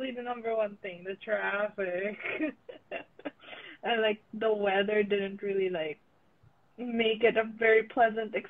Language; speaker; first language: English; non-native, local second language; Filipino